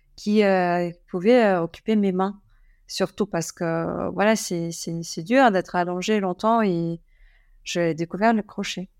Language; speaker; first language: French; early bilingual, other home language; German